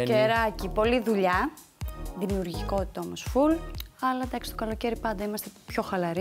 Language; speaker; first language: Greek; native; Greek